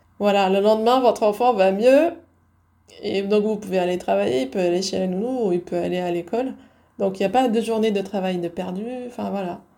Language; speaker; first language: French; early bilingual, other home language; Dutch